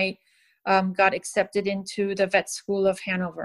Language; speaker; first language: English; native; English